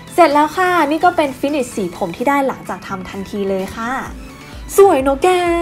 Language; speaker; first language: Thai; native; Thai